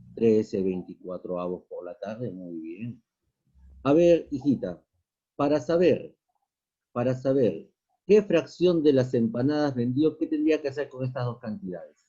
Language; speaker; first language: Spanish; native; Spanish